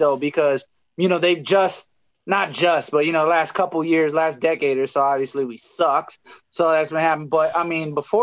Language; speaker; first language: English; native; English